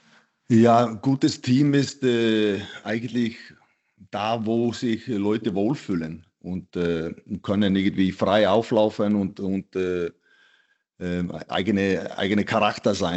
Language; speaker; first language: German; non-native, fluent; Icelandic